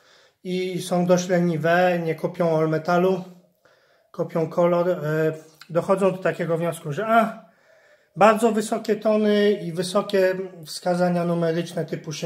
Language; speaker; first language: Polish; native; Polish